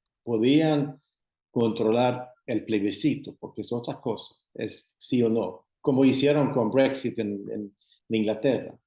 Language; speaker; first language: Spanish; non-native, fluent; Swedish